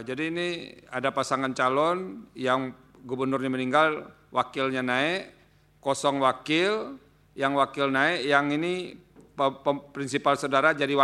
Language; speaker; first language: Indonesian; native; Indonesian